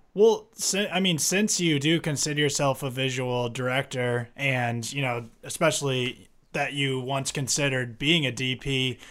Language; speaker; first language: English; native; English